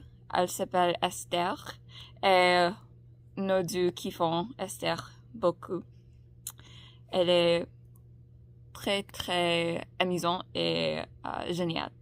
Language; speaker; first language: French; non-native, learner; English